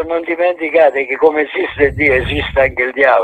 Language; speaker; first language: Italian; native; Italian